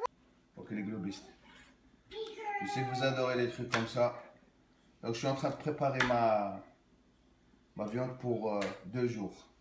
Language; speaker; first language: French; non-native, local second language; Arabic